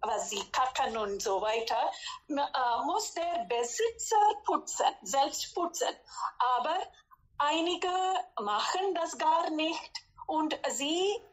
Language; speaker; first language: German; non-native, fluent; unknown